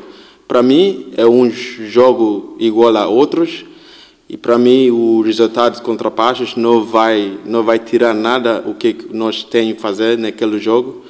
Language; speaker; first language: Portuguese; non-native, learner; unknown